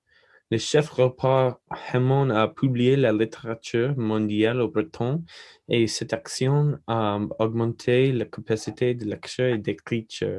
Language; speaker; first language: French; non-native, learner; English